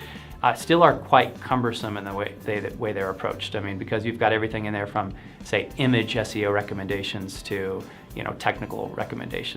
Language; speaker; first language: English; native; English